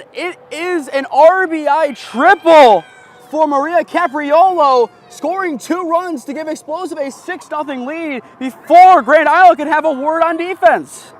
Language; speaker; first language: English; native; English